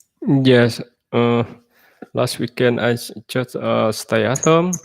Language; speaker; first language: English; non-native, learner; Vietnamese